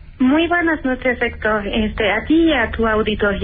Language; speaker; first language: Spanish; native; Spanish